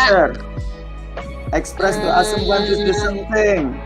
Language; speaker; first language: English; non-native, learner; Indonesian